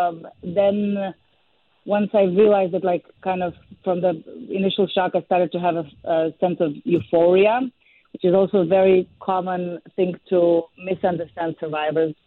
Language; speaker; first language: English; non-native, fluent; Serbian